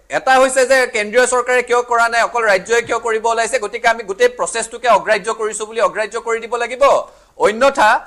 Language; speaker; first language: Assamese; native; Assamese